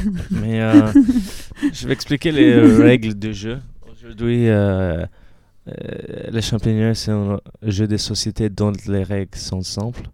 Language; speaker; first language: French; non-native, fluent; Spanish